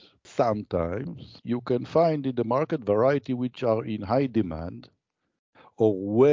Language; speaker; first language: English; non-native, fluent; Hebrew